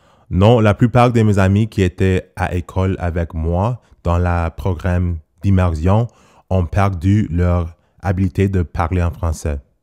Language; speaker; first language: French; non-native, fluent; English